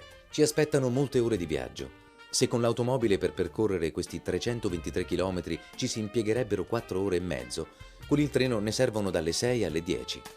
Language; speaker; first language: Italian; native; Italian